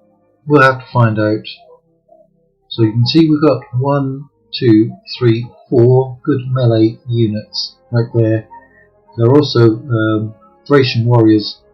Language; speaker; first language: English; native; English